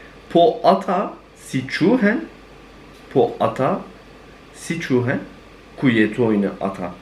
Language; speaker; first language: Albanian; non-native, learner; Turkish